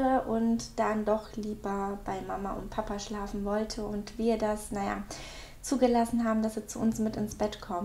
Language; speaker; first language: German; native; German